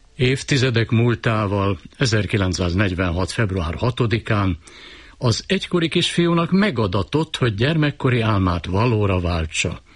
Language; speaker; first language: Hungarian; native; Hungarian